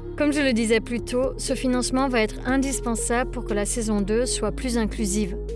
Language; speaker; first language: French; native; French